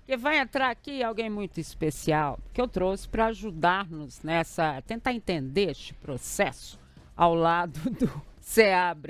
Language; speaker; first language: Portuguese; native; Portuguese